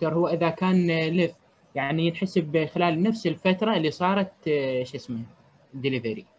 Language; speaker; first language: Arabic; native; Arabic